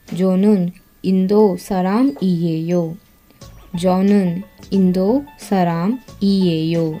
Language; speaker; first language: Korean; non-native, learner; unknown